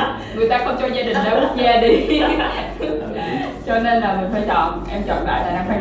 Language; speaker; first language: Vietnamese; native; Vietnamese